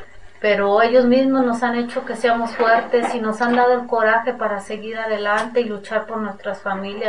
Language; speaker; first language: Spanish; native; Spanish